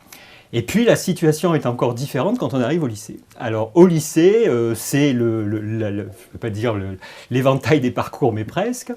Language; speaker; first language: French; native; French